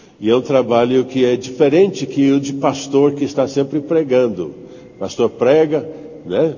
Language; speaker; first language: Portuguese; non-native, fluent; English